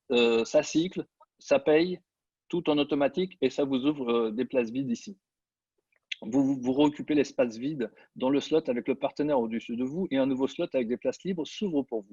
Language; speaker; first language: French; native; French